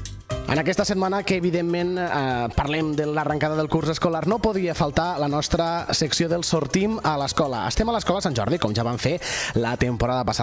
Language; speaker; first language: Catalan; native; Catalan